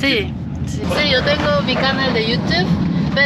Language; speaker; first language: Spanish; non-native, learner; Korean